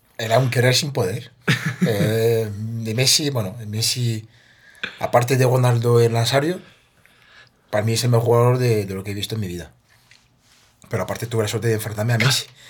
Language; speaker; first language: Spanish; non-native, fluent; French